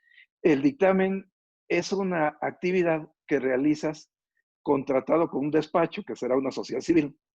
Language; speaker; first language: Spanish; native; Spanish